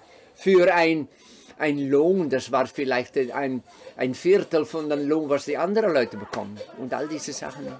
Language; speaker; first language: German; non-native, fluent; Dutch